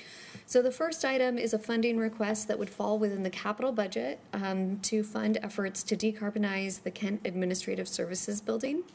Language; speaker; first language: English; native; English